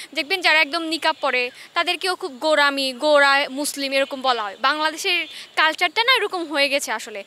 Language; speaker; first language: Bangla; non-native, local second language; Chakma